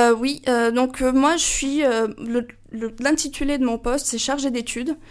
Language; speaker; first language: French; non-native, fluent; Portuguese